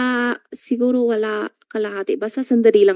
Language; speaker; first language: Filipino; non-native, learner; Chinese